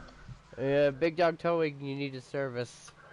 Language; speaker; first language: English; native; English